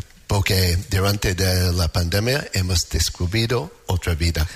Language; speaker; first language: Spanish; non-native, learner; English